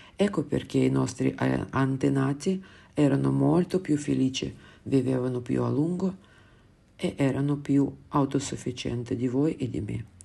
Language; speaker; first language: Italian; non-native, fluent; Russian